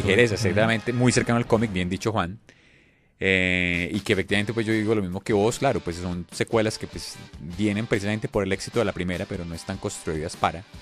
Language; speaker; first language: Spanish; native; Spanish